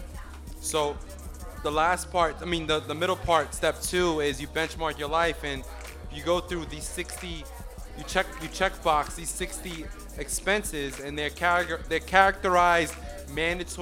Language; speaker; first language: English; native; English